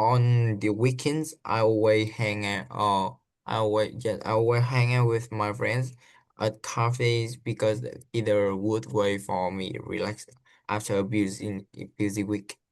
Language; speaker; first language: English; non-native, learner; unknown